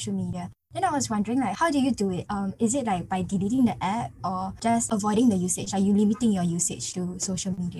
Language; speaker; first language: English; native; English